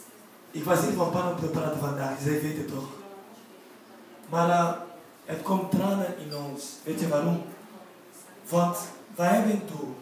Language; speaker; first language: Dutch; non-native, learner; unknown